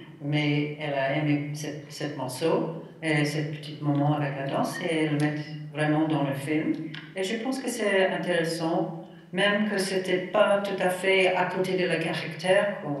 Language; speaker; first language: French; non-native, fluent; English